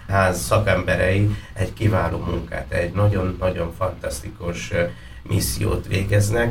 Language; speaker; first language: Hungarian; non-native, fluent; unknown